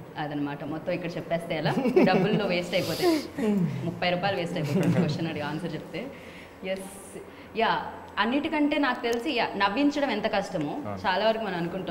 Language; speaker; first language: Telugu; native; Telugu